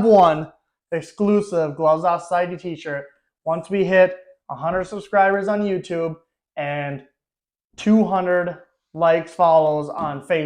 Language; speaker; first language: English; native; English